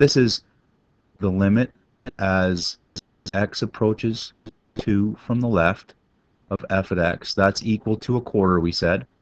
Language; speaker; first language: English; native; English